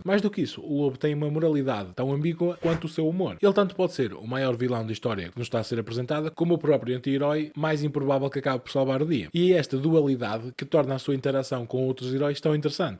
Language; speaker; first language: Portuguese; native; Portuguese